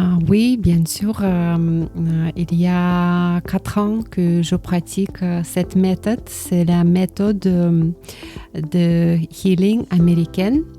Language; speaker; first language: French; non-native, learner; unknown